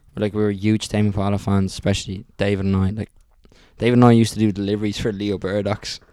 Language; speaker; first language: English; early bilingual, other home language; Italian